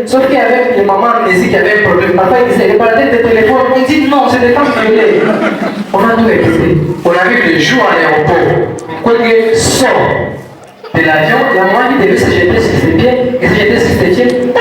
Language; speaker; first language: French; non-native, local second language; Swahili